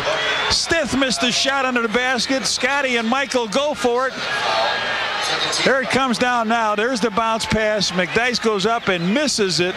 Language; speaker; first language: English; native; English